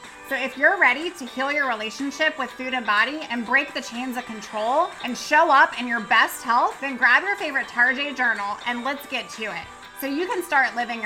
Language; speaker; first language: English; native; English